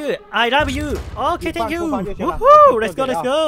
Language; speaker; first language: English; non-native, learner; Japanese